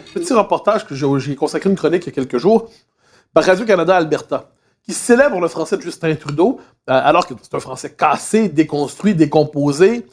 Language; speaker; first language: French; native; French